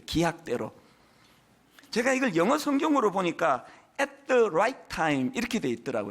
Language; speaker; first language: Korean; native; Korean